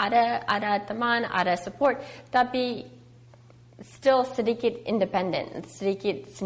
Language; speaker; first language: Indonesian; early bilingual, heritage; English